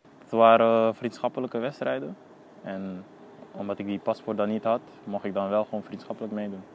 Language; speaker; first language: Dutch; native; Dutch